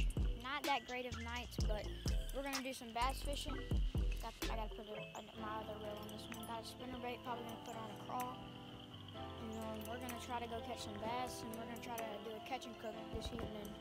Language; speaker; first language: English; native; English